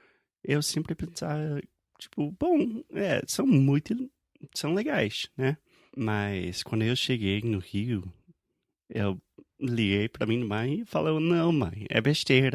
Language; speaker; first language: Portuguese; non-native, fluent; English